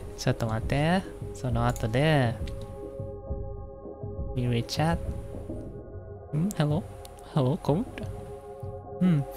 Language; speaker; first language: Japanese; non-native, learner; Indonesian